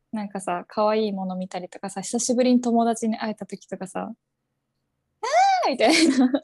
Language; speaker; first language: Japanese; native; Japanese